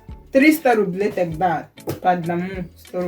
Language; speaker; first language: Russian; non-native, fluent; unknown